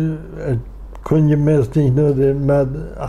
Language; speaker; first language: German; non-native, local second language; Plautdietsch